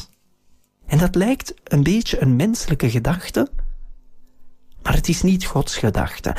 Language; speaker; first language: Dutch; native; Dutch